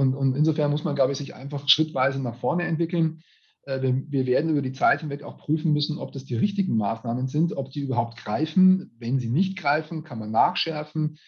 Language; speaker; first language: German; native; German